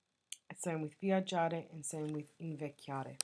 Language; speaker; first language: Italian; non-native, fluent; English